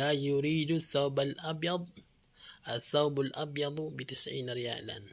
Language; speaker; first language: Arabic; non-native, fluent; Filipino